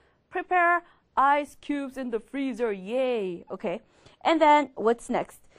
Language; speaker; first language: English; non-native, fluent; Korean